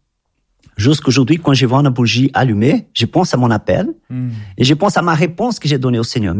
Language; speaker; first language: French; non-native, fluent; Italian